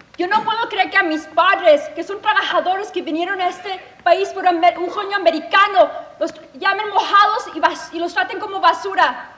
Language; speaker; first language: Spanish; early bilingual, other home language; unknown